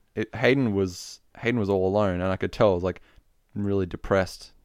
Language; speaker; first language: English; native; English